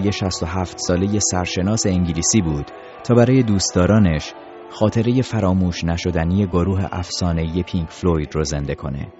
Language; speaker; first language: Persian; native; Persian